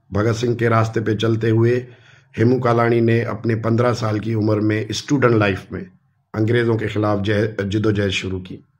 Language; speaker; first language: Urdu; non-native, local second language; Sindhi